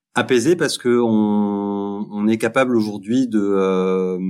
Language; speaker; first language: French; native; French